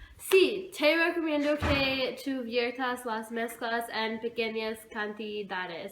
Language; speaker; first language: Spanish; non-native, learner; English